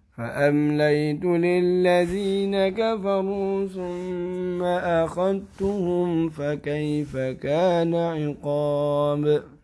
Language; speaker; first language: Arabic; non-native, learner; Indonesian